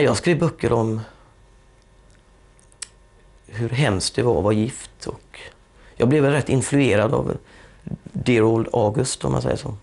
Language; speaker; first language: Swedish; native; Swedish